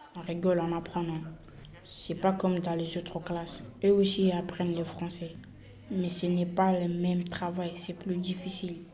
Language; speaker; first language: French; non-native, learner; Bambara